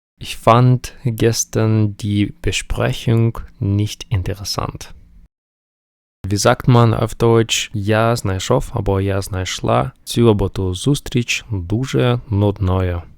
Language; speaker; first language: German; non-native, fluent; Ukrainian